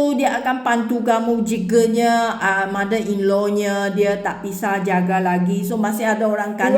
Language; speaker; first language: Indonesian; non-native, learner; Filipino